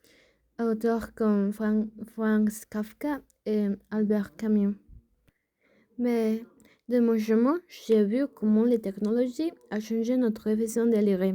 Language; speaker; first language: French; non-native, learner; Spanish